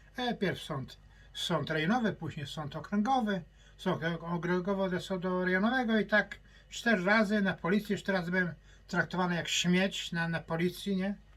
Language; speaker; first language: Polish; native; Polish